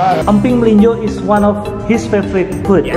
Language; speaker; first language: English; non-native, learner; Indonesian